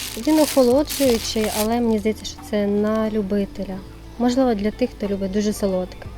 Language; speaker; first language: Ukrainian; native; Ukrainian